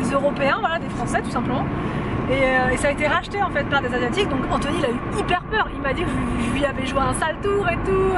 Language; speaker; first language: French; native; French